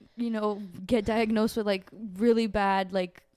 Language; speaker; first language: English; early bilingual, other home language; Portuguese